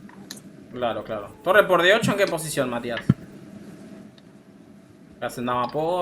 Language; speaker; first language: Spanish; native; Spanish